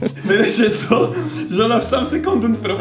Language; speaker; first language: Polish; native; Polish